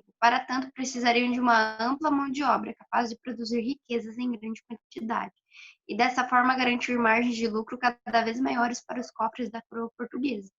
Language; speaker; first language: Portuguese; native; Portuguese